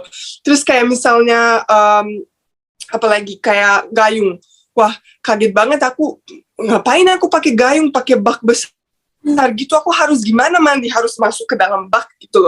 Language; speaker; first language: Indonesian; non-native, fluent; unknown